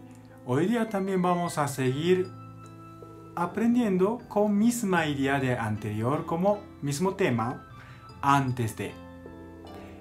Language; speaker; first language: Spanish; non-native, learner; Japanese